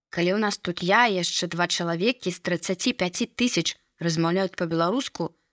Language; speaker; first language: Belarusian; native; Belarusian